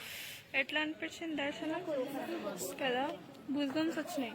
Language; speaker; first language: Telugu; non-native, local second language; Hindi